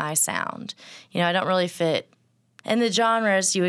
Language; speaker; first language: English; native; English